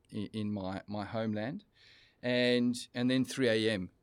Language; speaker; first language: English; native; English